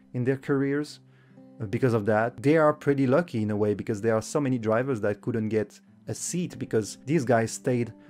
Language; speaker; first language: English; non-native, fluent; French